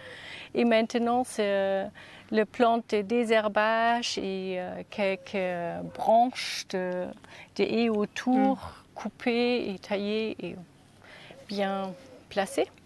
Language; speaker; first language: French; non-native, learner; German